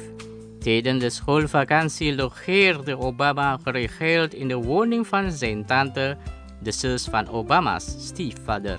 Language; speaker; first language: Dutch; non-native, learner; Indonesian